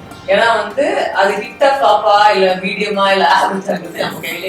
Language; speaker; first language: Tamil; native; Tamil